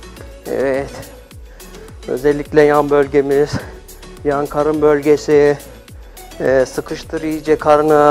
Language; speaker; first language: Turkish; native; Turkish